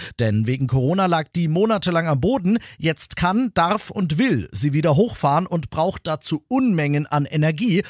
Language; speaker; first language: German; native; German